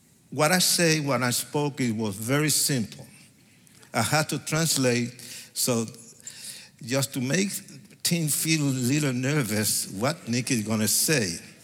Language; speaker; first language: English; non-native, fluent; Spanish